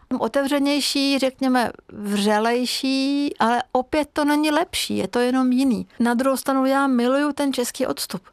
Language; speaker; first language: Czech; non-native, fluent; Hungarian